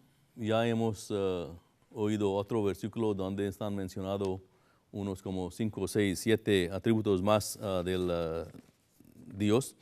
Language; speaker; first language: Spanish; non-native, fluent; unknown